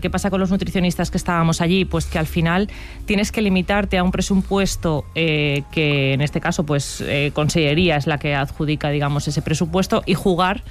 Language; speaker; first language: Spanish; native; Spanish